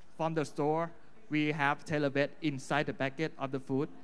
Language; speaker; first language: English; non-native, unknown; Thai